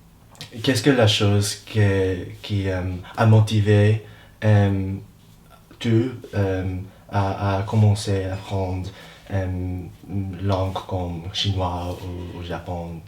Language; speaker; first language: French; non-native, learner; English